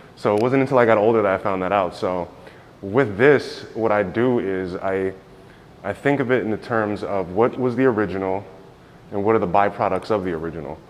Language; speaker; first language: English; native; English